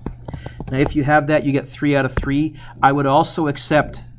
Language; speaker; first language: English; native; English